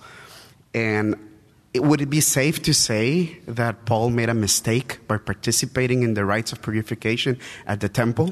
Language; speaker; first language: English; non-native, fluent; Spanish